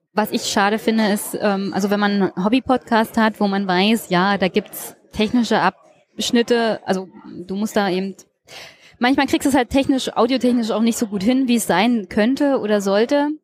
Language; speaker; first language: German; native; German